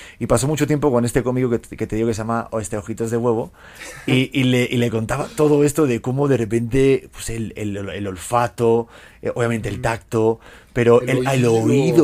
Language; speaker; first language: Spanish; native; Spanish